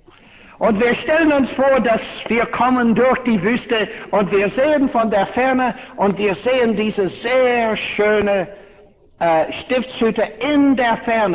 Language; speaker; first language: German; non-native, fluent; English